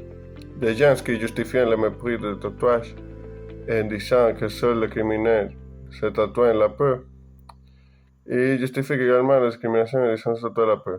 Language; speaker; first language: French; non-native, learner; Spanish